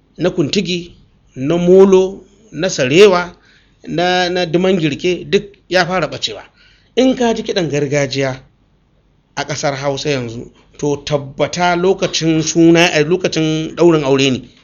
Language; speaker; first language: Hausa; native; Hausa